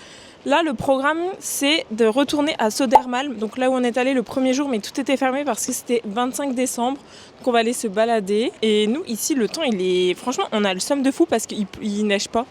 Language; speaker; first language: French; native; French